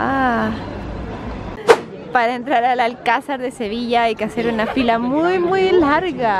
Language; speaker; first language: Spanish; native; Spanish